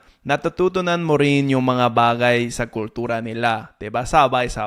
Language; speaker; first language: Filipino; non-native, fluent; English